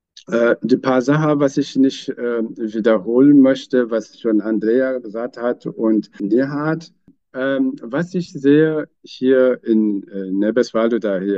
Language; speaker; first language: German; non-native, fluent; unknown